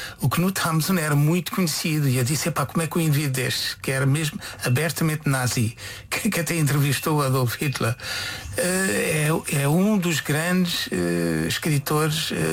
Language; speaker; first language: Portuguese; non-native, fluent; Konkani